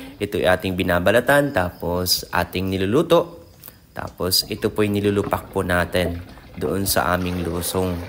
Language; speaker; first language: Filipino; non-native, local second language; Bikol